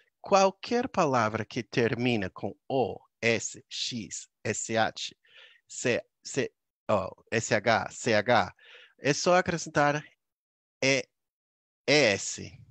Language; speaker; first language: Portuguese; non-native, fluent; English